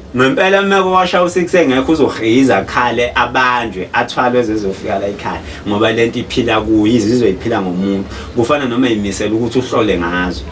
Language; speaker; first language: Zulu; native; Zulu